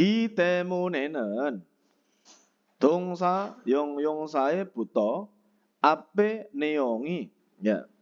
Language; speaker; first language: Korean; non-native, fluent; Indonesian